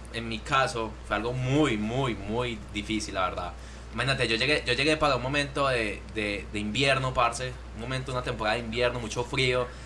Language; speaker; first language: Spanish; native; Spanish